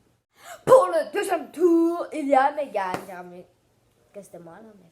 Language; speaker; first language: French; native; French